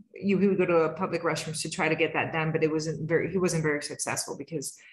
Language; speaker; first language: English; native; English